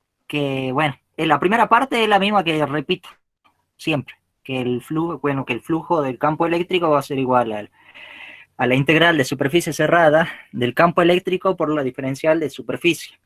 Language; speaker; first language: Spanish; native; Spanish